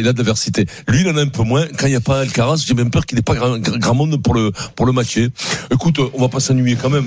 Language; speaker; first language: French; native; French